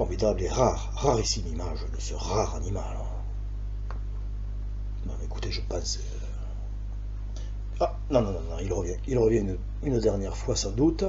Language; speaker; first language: French; native; French